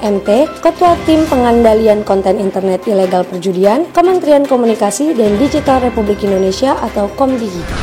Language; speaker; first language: Indonesian; native; Indonesian